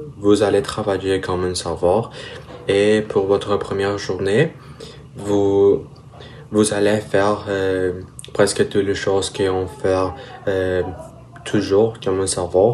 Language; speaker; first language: French; non-native, learner; Spanish